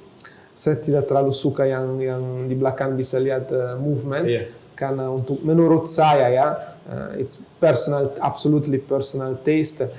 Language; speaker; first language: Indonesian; non-native, fluent; Italian